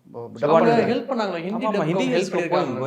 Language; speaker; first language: Tamil; native; Tamil